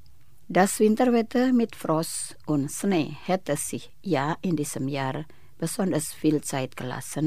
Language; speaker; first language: German; non-native, fluent; Indonesian